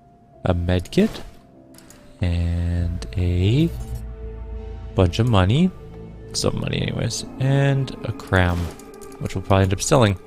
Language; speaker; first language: English; native; English